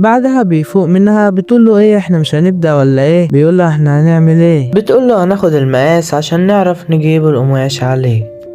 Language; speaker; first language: Arabic; native; Arabic